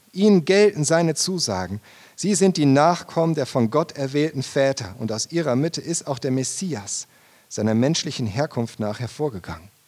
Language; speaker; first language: German; native; German